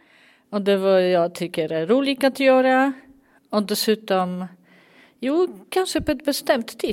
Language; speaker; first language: Swedish; non-native, fluent; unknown